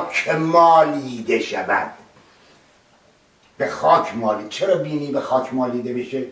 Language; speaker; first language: Persian; native; Persian